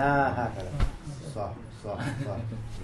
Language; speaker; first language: Arabic; non-native, fluent; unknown